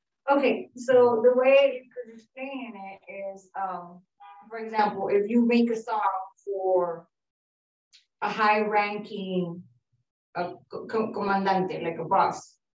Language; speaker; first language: English; early bilingual, other home language; Spanish